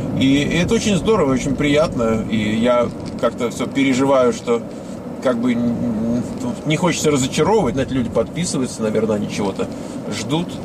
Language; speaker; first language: Russian; native; Russian